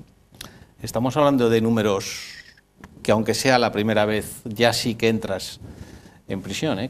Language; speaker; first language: Spanish; native; Spanish